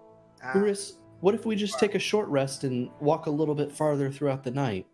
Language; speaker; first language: English; native; English